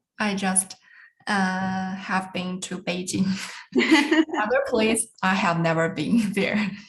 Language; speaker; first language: English; non-native, learner; Chinese